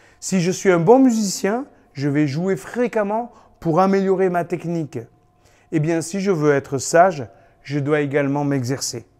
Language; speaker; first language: French; native; French